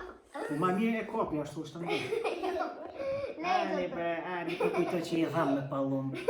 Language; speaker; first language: Albanian; native; Albanian